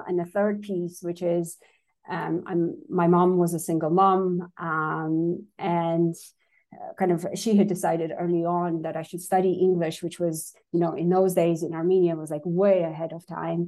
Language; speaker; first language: English; non-native, fluent; Russian